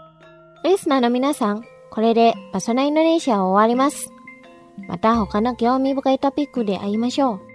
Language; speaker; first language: Japanese; non-native, fluent; Indonesian